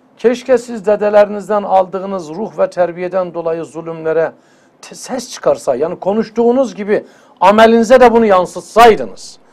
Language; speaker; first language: Turkish; native; Turkish